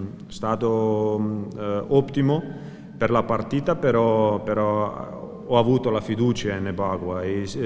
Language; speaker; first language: Italian; non-native, fluent; Croatian